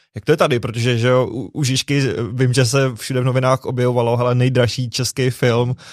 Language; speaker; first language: Czech; native; Czech